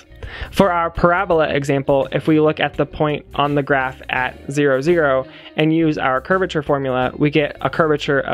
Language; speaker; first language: English; native; English